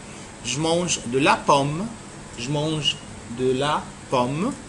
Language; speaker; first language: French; non-native, fluent; Arabic